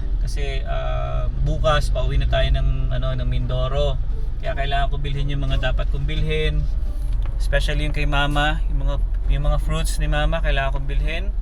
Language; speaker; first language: Filipino; native; Filipino